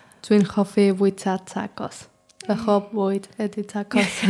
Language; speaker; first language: Welsh; non-native, learner; Spanish